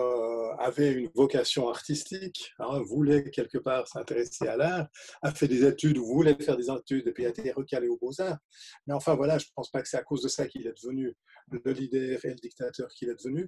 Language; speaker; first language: French; native; French